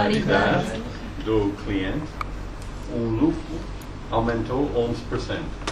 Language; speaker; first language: Portuguese; non-native, fluent; English